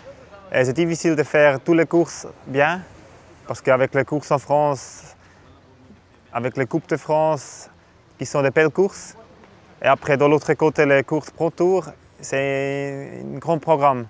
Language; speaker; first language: French; non-native, fluent; German